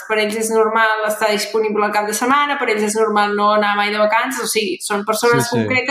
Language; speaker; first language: Catalan; native; Catalan